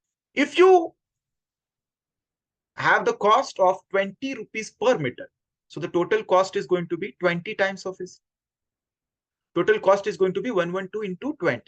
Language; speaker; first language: English; non-native, local second language; Hindi